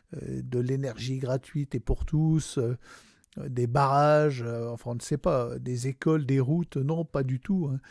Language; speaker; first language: French; native; French